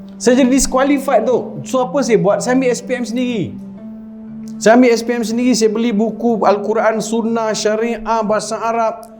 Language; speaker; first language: Malay; non-native, local second language; Tamil